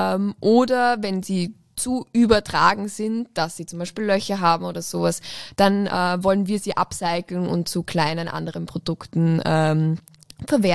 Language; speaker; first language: German; native; German